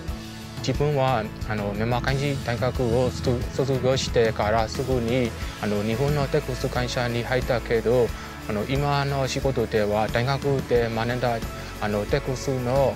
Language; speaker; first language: Japanese; non-native, fluent; Burmese